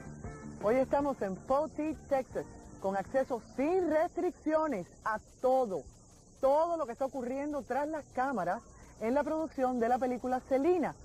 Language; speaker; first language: Spanish; native; Spanish